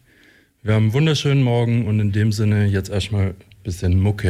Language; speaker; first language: German; native; German